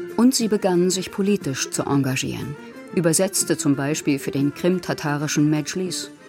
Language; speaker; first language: German; native; German